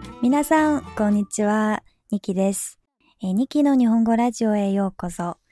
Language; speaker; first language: Japanese; non-native, fluent; Chinese